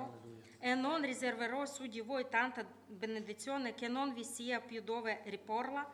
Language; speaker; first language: Italian; non-native, learner; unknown